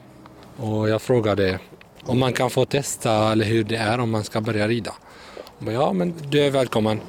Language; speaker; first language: Swedish; early bilingual, other home language; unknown